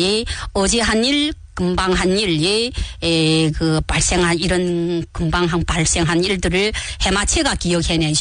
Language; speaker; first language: Korean; native; Korean